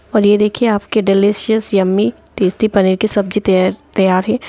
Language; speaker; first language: Hindi; non-native, local second language; Odia